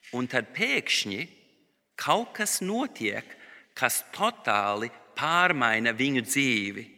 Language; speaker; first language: Latvian; early bilingual, heritage; Latvian